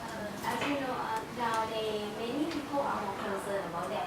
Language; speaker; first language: English; non-native, fluent; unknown